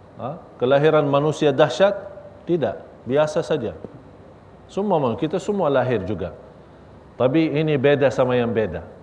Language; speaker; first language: Malay; non-native, fluent; Arabic